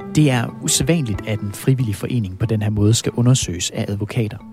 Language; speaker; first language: Danish; native; Danish